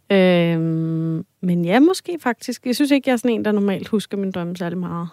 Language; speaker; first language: Danish; native; Danish